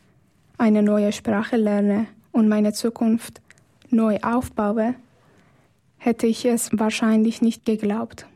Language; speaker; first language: German; non-native, fluent; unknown